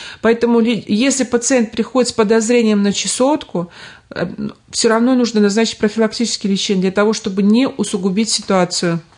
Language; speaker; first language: Russian; native; Russian